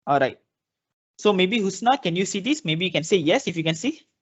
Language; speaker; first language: English; non-native, local second language; Malay